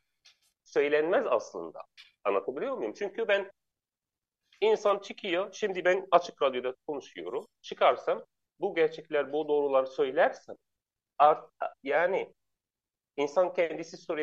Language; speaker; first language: Turkish; non-native, learner; Arabic